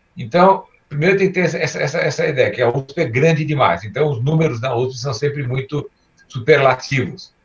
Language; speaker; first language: Portuguese; early bilingual, other home language; Armenian